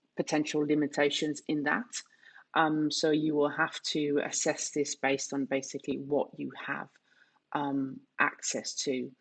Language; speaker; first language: English; non-native, fluent; Danish